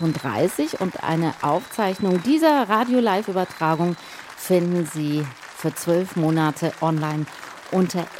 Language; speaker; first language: German; native; German